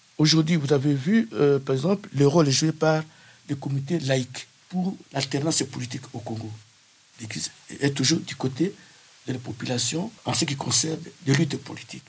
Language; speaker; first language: French; non-native, local second language; Kongo